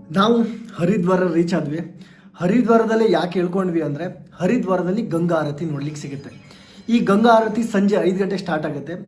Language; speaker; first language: Kannada; native; Kannada